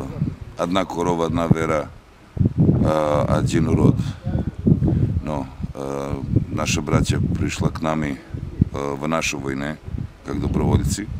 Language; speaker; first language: Russian; non-native, learner; Serbian